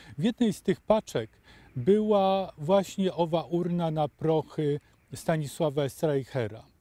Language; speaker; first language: Polish; native; Polish